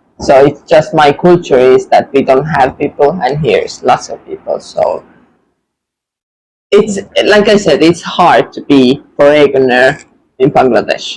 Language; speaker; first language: English; non-native, fluent; Estonian